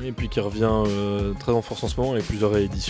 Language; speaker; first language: French; native; French